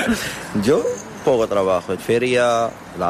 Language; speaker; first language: Spanish; non-native, learner; Arabic